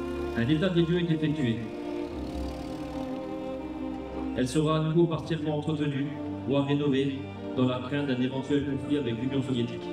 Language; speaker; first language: French; native; French